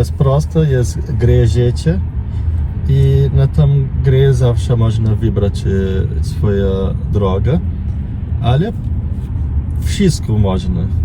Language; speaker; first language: Polish; non-native, learner; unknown